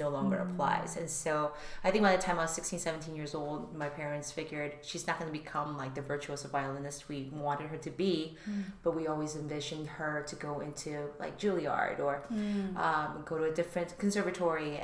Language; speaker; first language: English; early bilingual, other home language; Korean